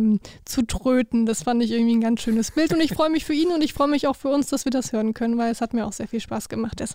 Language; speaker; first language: German; native; German